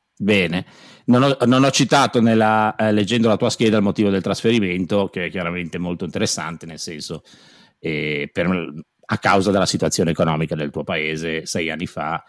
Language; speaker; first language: Italian; native; Italian